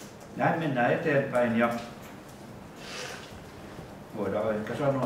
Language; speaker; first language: Finnish; native; Finnish